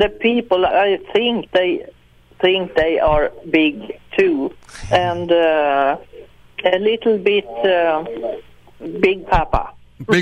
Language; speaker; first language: English; non-native, learner; Swedish